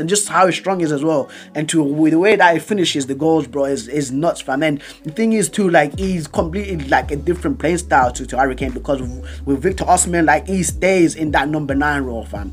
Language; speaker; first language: English; native; English